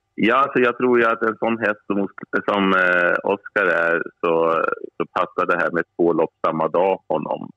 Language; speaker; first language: Swedish; native; Swedish